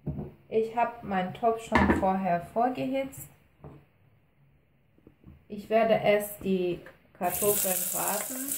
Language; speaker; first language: German; non-native, fluent; Persian